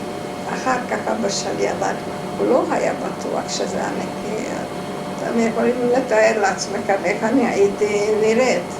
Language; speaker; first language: Hebrew; non-native, fluent; Hungarian